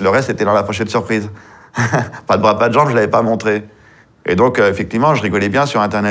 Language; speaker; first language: French; native; French